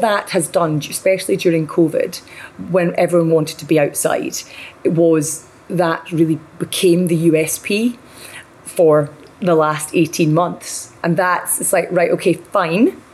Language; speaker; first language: English; native; English